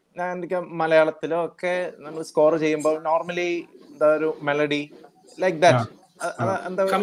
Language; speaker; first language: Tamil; non-native, learner; Malayalam